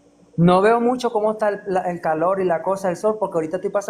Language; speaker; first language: Spanish; native; Spanish